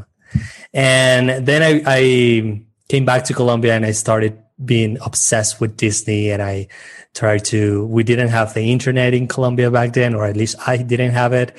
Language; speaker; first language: English; non-native, fluent; Spanish